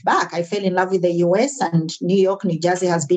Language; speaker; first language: English; non-native, local second language; Ganda